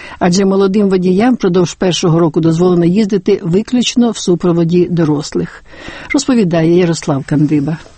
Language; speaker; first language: Ukrainian; native; Ukrainian